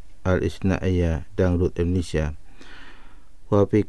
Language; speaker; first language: Arabic; non-native, fluent; Indonesian